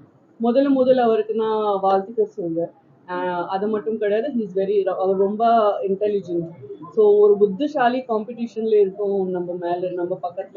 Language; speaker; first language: Tamil; non-native, learner; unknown